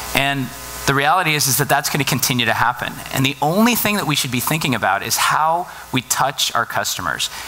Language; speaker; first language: English; native; English